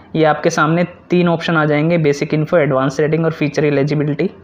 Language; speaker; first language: Hindi; native; Hindi